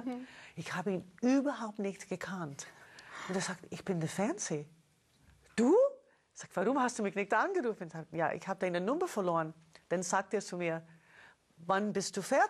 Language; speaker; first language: German; non-native, fluent; English